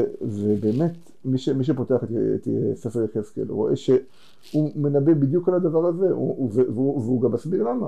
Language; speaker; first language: Hebrew; native; Hebrew